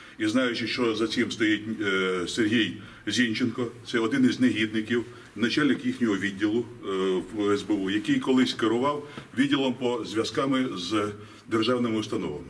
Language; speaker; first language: Ukrainian; native; Ukrainian